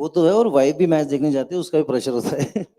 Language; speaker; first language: Hindi; native; Hindi